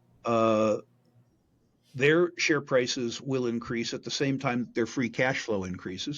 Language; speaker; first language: English; native; English